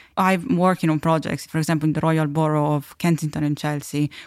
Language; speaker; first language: English; non-native, fluent; Italian